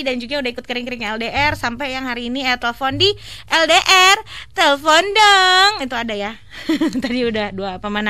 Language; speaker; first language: Indonesian; native; Indonesian